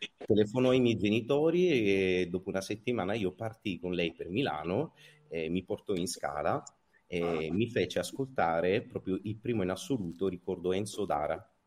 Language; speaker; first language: Italian; native; Italian